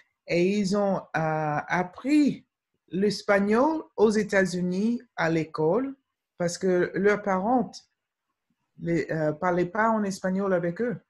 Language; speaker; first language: French; non-native, fluent; English